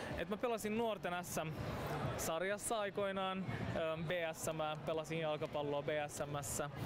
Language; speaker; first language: Finnish; non-native, fluent; Turkish